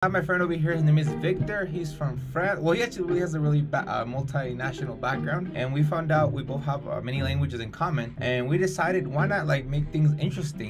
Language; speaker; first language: English; native; English